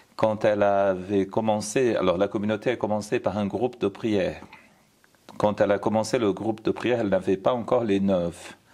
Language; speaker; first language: French; non-native, fluent; Portuguese